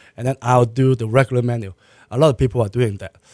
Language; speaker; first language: English; non-native, local second language; Cantonese